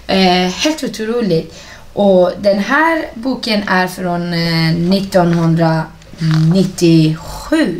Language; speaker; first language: Swedish; non-native, fluent; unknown